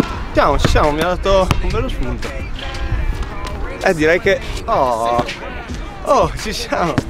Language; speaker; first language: Italian; native; Italian